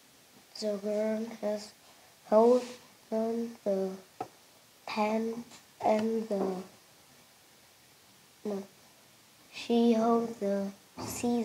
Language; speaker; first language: English; non-native, learner; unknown